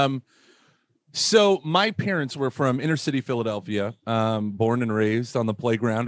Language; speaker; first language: English; native; English